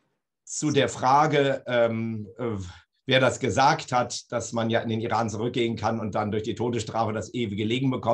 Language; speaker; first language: German; native; German